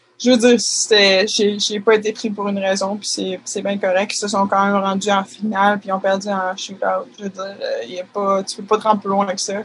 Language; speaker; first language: French; native; French